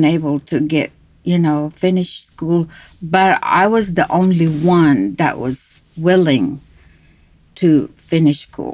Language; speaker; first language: English; non-native, local second language; Cebuano